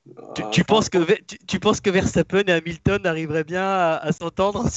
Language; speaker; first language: French; native; French